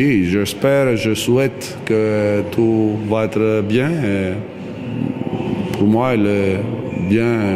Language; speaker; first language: French; non-native, fluent; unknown